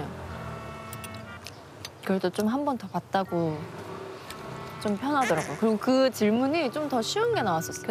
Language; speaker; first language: Korean; native; Korean